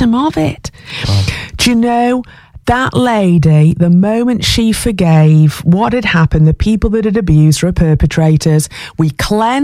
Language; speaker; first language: English; native; English